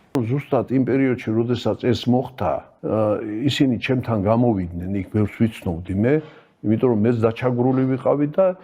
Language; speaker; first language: Georgian; native; Georgian